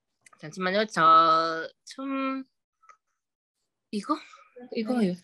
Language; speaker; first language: Korean; non-native, learner; Vietnamese